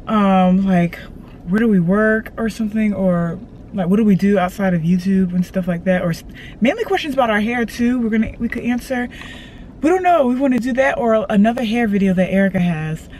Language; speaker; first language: English; native; English